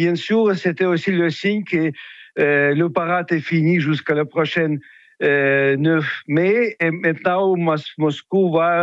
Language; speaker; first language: French; non-native, fluent; Ukrainian